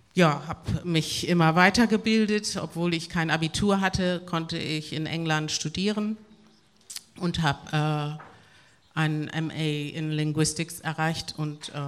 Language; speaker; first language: German; early bilingual, other home language; Spanish